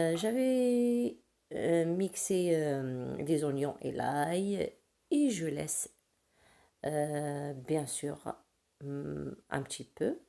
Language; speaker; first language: French; non-native, local second language; Arabic